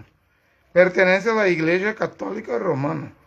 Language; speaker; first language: Spanish; non-native, learner; Portuguese